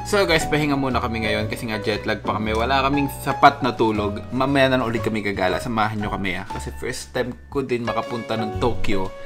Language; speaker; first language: Filipino; native; Filipino